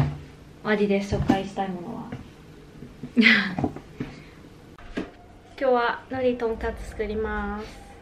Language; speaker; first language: Japanese; non-native, learner; Vietnamese